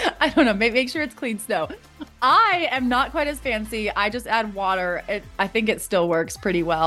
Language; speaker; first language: English; native; English